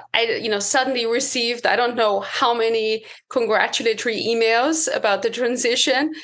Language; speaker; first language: English; non-native, fluent; German